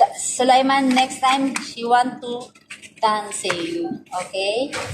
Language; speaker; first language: English; non-native, learner; Filipino